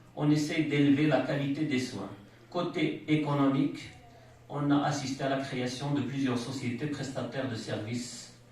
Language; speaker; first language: French; non-native, local second language; Arabic